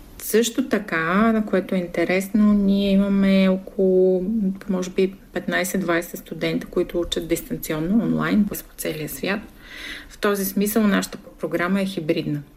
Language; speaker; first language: Bulgarian; native; Bulgarian